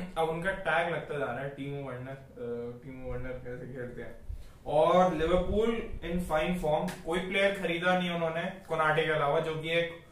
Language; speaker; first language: Hindi; native; Hindi